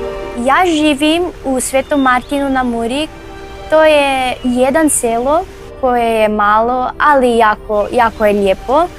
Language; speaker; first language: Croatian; early bilingual, other home language; Filipino